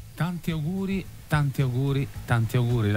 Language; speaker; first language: Italian; native; Italian